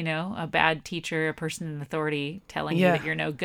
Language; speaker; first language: English; native; English